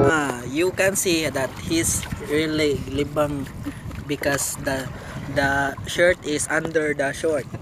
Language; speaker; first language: English; non-native, learner; Cebuano